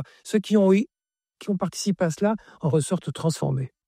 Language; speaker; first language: French; native; French